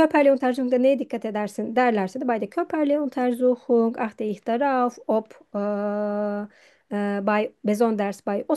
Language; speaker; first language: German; non-native, fluent; Turkish